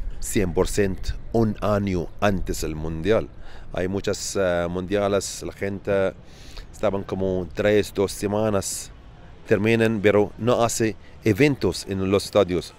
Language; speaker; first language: Spanish; non-native, learner; Arabic